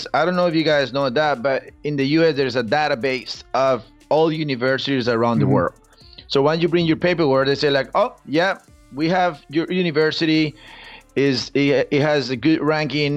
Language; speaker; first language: English; non-native, fluent; Spanish